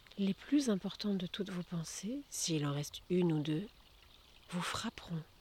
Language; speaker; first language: French; native; French